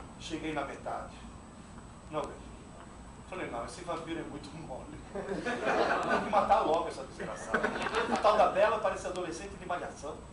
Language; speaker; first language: Portuguese; non-native, fluent; Italian